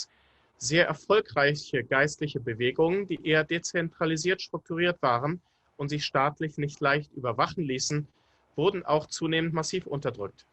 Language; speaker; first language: German; native; German